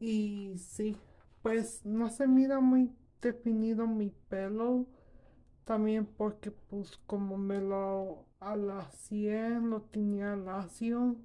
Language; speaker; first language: Spanish; early bilingual, heritage; Spanish